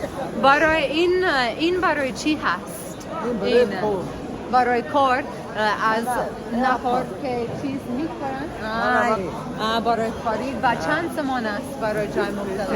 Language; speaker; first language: Persian; non-native, learner; English